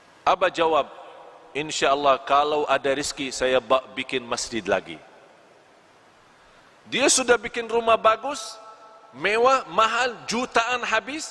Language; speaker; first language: Indonesian; non-native, fluent; Arabic